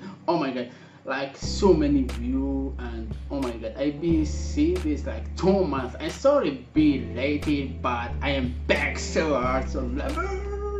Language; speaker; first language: English; non-native, learner; Arabic